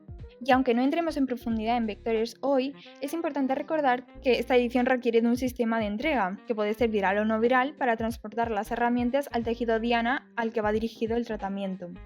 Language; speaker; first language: Spanish; native; Spanish